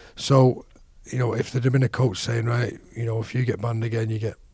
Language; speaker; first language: English; native; English